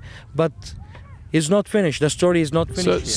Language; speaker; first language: English; non-native, learner; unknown